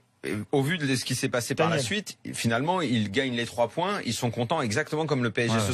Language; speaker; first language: French; native; French